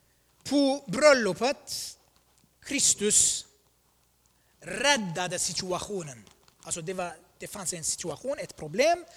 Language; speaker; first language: Swedish; non-native, fluent; Armenian